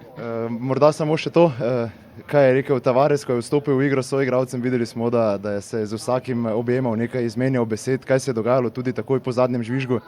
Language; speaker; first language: Slovenian; native; Slovenian